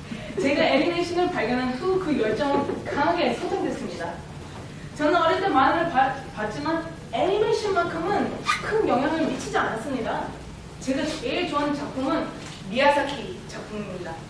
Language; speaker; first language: Korean; early bilingual, heritage; Korean